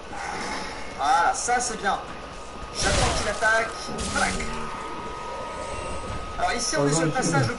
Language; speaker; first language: French; native; French